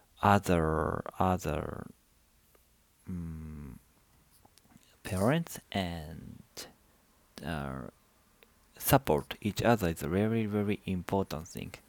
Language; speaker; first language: English; non-native, learner; Japanese